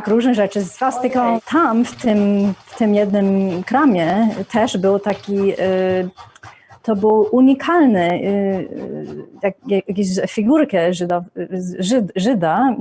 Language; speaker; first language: Polish; non-native, learner; English